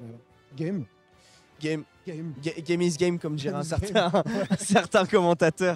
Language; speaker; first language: French; native; French